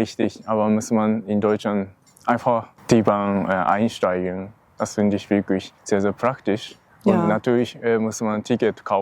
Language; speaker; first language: German; non-native, learner; Japanese